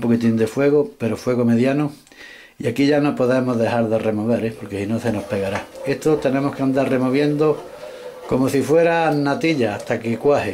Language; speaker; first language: Spanish; native; Spanish